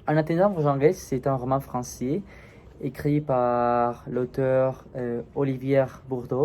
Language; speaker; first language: French; non-native, learner; Spanish